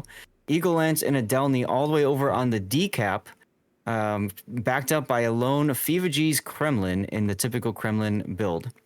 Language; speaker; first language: English; native; English